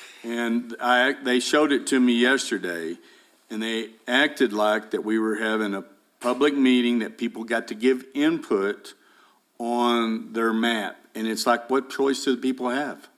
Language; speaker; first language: English; native; English